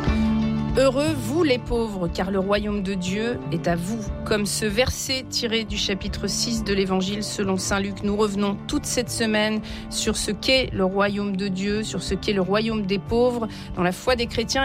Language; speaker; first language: French; native; French